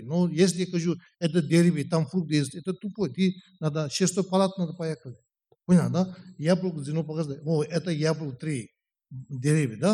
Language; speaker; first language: Russian; non-native, learner; Tibetan